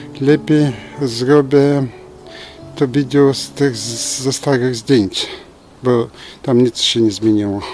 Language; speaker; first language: Polish; non-native, fluent; Turkish